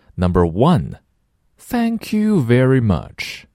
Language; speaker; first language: English; non-native, fluent; Chinese